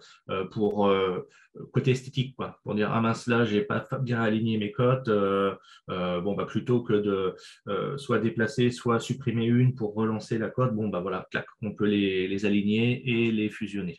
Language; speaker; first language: French; native; French